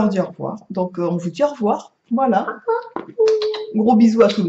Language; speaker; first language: French; native; French